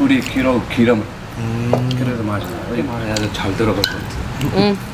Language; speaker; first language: Korean; non-native, fluent; Urdu